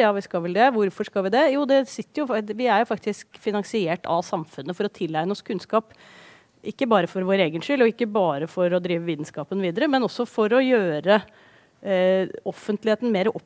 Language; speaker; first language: Norwegian; native; Norwegian